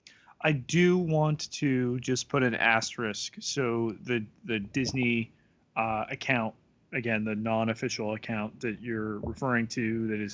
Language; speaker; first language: English; native; English